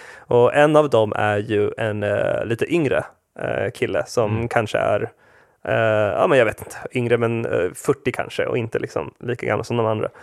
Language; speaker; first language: Swedish; early bilingual, other home language; Spanish